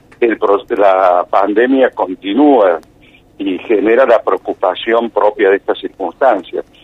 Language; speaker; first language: Spanish; native; Spanish